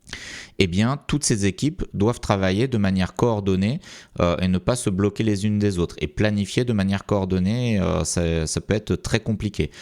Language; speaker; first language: French; native; French